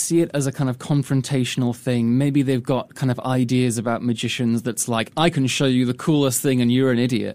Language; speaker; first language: English; native; English